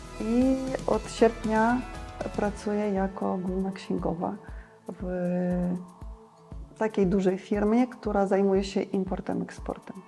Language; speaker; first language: Polish; non-native, fluent; Ukrainian